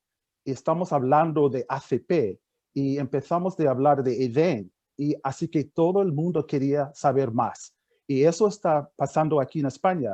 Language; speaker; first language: Spanish; non-native, fluent; English